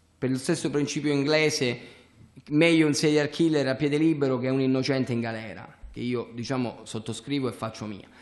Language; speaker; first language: Italian; native; Italian